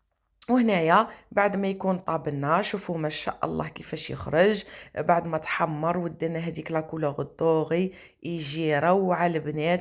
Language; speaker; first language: Arabic; native; Arabic